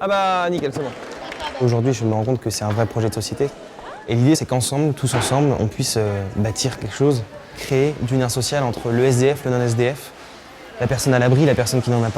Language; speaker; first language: French; native; French